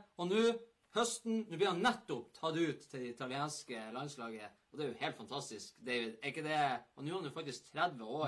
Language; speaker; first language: Norwegian; native; Norwegian